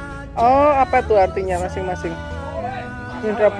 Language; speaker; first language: Indonesian; native; Indonesian